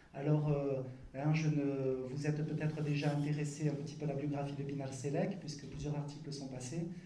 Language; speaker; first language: French; native; French